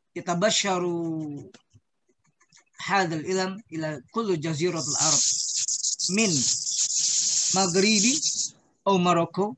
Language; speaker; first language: Arabic; non-native, learner; Indonesian